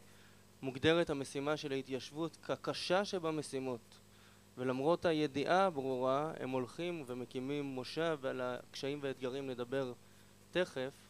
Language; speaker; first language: Hebrew; native; Hebrew